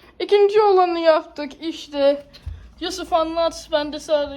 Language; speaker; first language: Turkish; early bilingual, heritage; Turkish